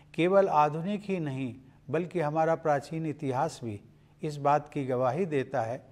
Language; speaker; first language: Hindi; native; Hindi